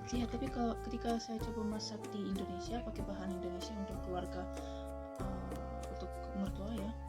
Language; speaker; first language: Indonesian; non-native, fluent; Russian